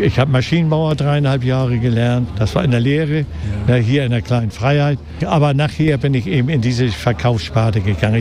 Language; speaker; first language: German; native; German